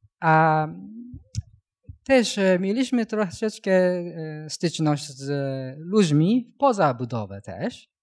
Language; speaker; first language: Polish; non-native, learner; Japanese